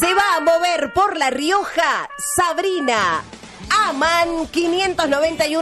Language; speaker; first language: Spanish; native; Spanish